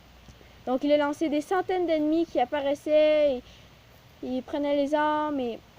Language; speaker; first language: French; native; French